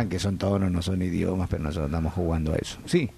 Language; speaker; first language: Spanish; native; Spanish